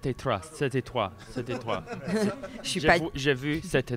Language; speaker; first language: French; non-native, learner; English